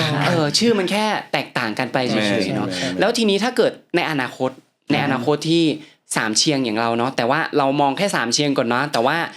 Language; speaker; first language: Thai; native; Thai